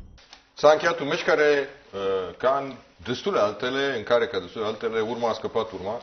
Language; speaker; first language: Romanian; native; Romanian